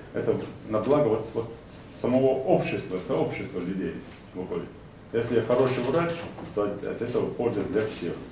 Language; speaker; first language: Russian; non-native, local second language; Ingush